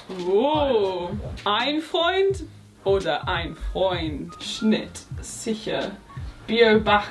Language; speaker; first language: German; non-native, learner; English